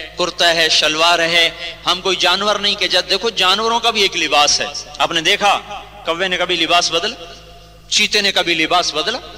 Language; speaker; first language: Urdu; non-native, local second language; Punjabi